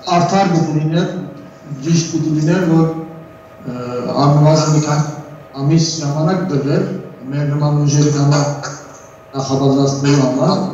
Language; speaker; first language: Armenian; native; Armenian